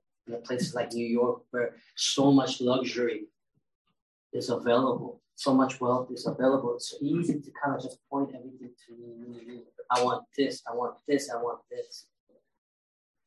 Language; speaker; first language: English; early bilingual, other home language; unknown